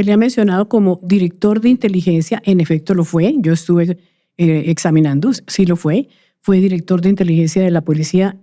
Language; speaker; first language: Spanish; native; Spanish